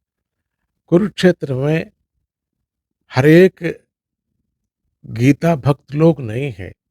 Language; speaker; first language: Hindi; non-native, local second language; Kannada